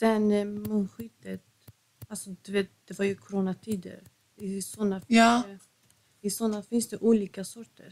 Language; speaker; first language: Swedish; non-native, fluent; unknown